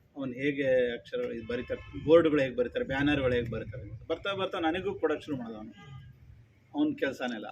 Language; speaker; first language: Kannada; native; Kannada